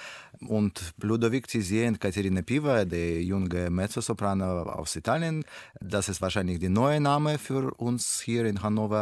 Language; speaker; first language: German; non-native, learner; Russian